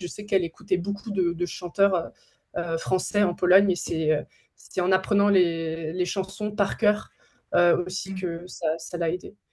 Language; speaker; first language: French; native; French